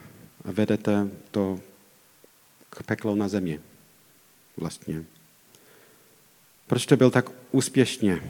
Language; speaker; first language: Czech; non-native, fluent; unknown